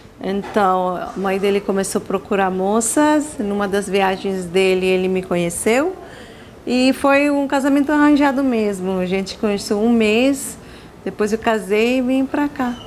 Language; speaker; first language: Portuguese; non-native, fluent; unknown